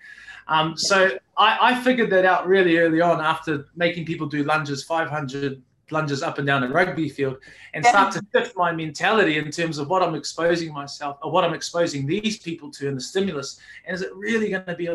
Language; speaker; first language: English; native; English